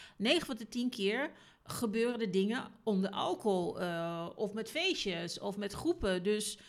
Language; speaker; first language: Dutch; native; Dutch